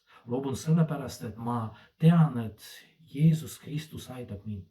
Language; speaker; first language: Estonian; non-native, fluent; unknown